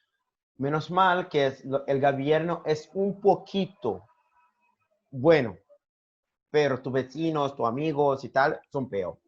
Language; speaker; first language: Spanish; non-native, learner; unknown